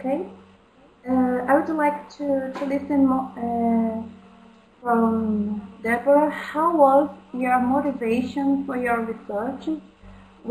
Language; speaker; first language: English; non-native, fluent; Portuguese